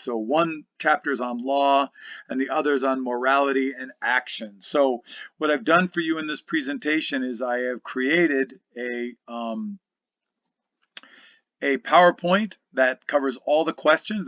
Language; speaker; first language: English; native; English